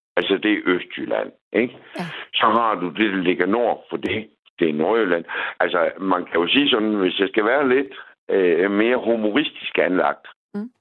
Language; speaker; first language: Danish; native; Danish